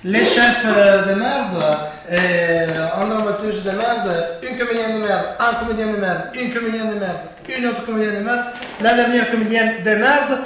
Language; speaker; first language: French; non-native, fluent; Italian